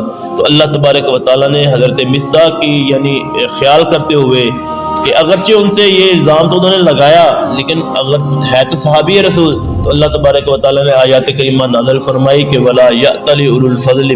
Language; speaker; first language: Urdu; native; Urdu